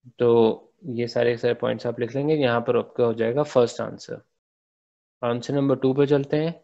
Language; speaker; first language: Hindi; native; Hindi